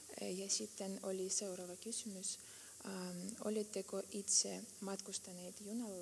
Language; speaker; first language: Finnish; non-native, fluent; Russian